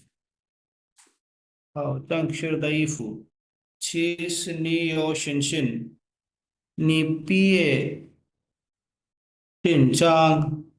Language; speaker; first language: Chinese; non-native, learner; Urdu